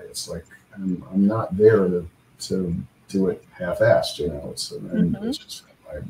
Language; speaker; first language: English; native; English